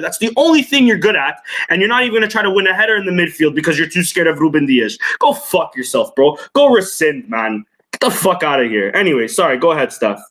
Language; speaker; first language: English; early bilingual, other home language; Portuguese